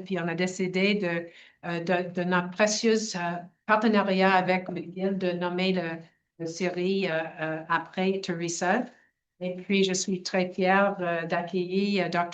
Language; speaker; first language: French; non-native, local second language; English